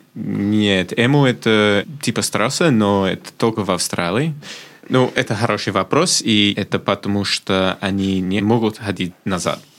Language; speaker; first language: Russian; non-native, fluent; English